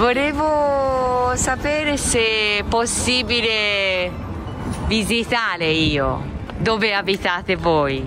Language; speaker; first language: Italian; non-native, fluent; Japanese